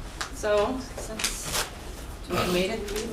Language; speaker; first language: English; native; English